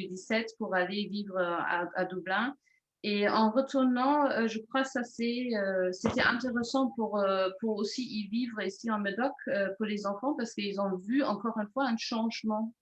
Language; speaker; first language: French; non-native, fluent; German